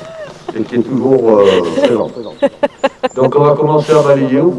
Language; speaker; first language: French; native; French